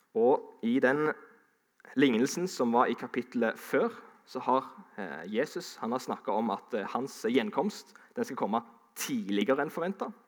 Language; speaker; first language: Norwegian; native; Norwegian